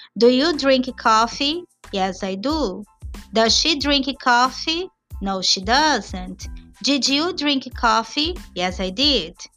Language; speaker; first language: English; non-native, fluent; Portuguese